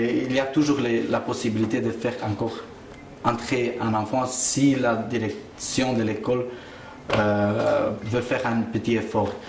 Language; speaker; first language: French; early bilingual, other home language; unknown